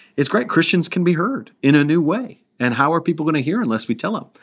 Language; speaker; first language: English; native; English